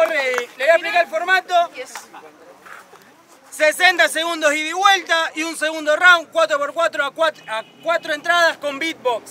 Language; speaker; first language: Spanish; native; Spanish